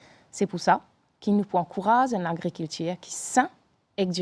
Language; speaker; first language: French; non-native, local second language; Morisyen